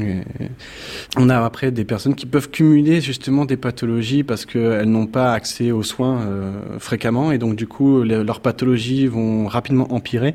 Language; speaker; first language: French; native; French